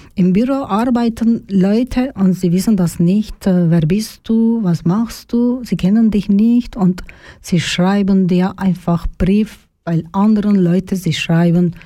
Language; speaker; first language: German; non-native, learner; Turkish